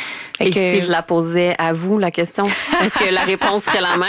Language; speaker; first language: French; native; French